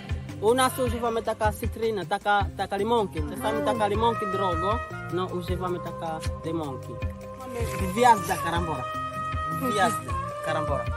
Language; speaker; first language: Polish; non-native, learner; Swahili